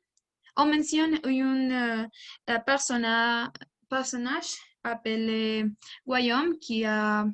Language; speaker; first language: French; non-native, learner; Spanish